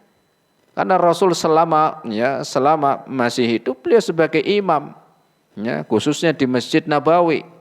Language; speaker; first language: Indonesian; native; Indonesian